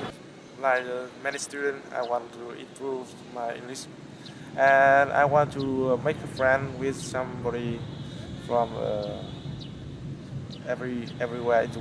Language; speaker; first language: English; non-native, learner; Vietnamese